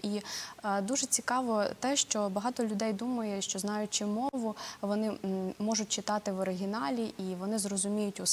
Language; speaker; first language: Ukrainian; native; Ukrainian